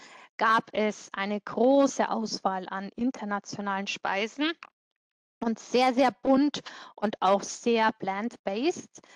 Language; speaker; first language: German; native; German